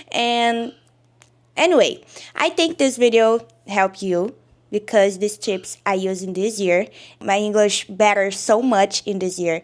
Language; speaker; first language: English; non-native, learner; Portuguese